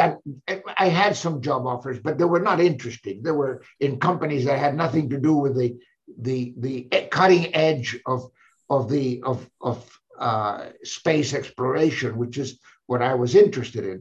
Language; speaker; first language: English; non-native, fluent; Spanish